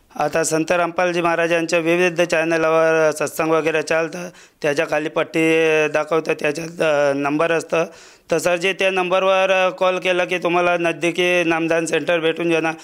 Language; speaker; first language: Marathi; non-native, local second language; Lambadi